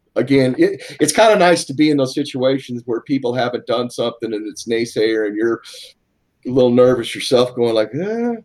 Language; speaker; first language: English; native; English